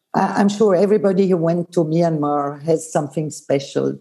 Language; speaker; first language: English; non-native, fluent; Swiss German